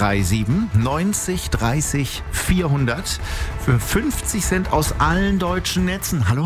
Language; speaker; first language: German; native; German